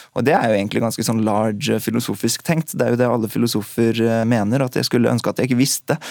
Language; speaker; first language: Norwegian; early bilingual, other home language; Urdu